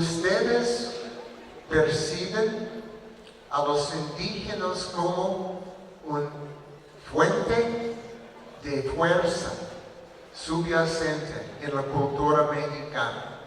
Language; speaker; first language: Spanish; non-native, learner; English